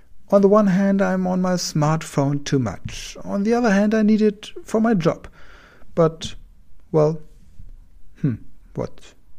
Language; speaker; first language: English; non-native, fluent; German